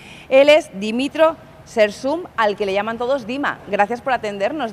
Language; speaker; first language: Spanish; native; Spanish